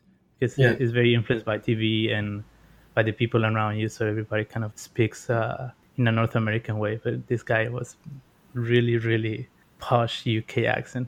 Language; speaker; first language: English; non-native, fluent; Spanish